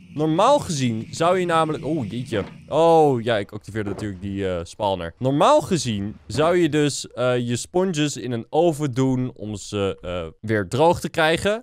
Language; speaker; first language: Dutch; native; Dutch